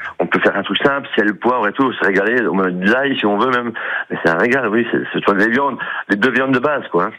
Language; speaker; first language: French; native; French